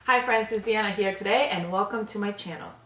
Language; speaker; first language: English; native; English